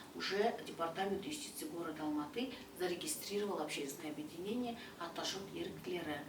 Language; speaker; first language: Russian; non-native, local second language; Kazakh